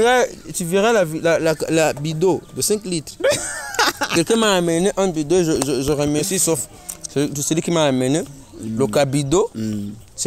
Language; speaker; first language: French; non-native, learner; Rundi